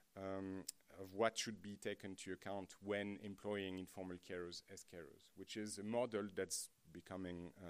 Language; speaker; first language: English; non-native, fluent; French